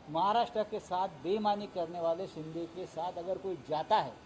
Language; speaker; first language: Hindi; non-native, local second language; Marathi